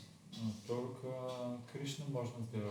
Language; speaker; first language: Russian; non-native, learner; Bulgarian